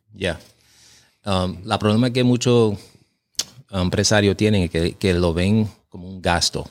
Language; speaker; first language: Spanish; early bilingual, heritage; Spanish